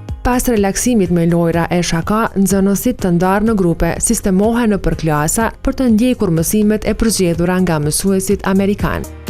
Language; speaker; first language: Albanian; native; Albanian